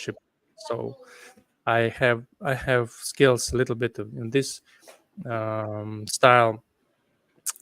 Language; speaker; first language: English; non-native, fluent; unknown